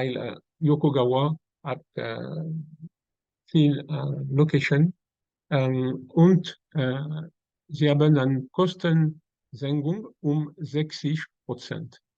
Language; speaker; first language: German; non-native, learner; French